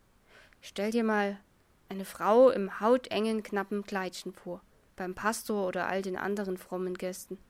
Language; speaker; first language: German; native; German